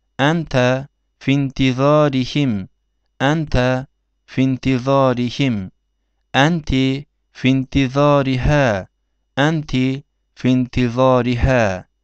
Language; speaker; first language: Arabic; non-native, fluent; Turkish